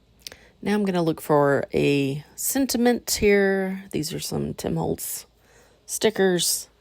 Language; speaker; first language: English; native; English